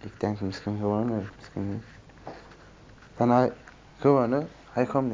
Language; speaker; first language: Dutch; non-native, learner; Turkish